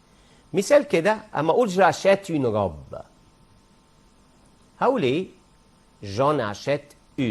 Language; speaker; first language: French; non-native, fluent; Arabic